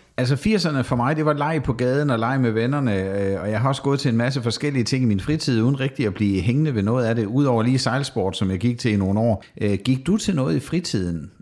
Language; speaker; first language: Danish; native; Danish